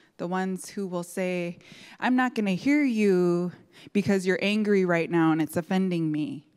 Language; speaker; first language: English; native; English